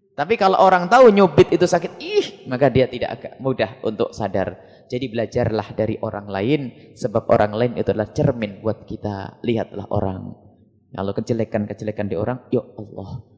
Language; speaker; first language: Indonesian; non-native, local second language; Javanese